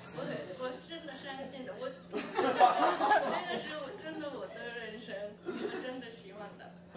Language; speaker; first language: Chinese; early bilingual, heritage; English